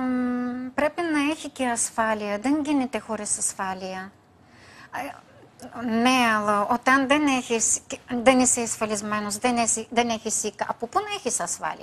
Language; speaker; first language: Greek; non-native, fluent; Bulgarian